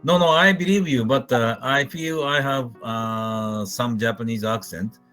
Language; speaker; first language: English; non-native, fluent; Japanese